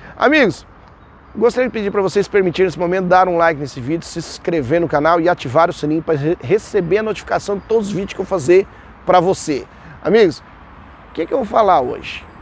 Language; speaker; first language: Portuguese; native; Portuguese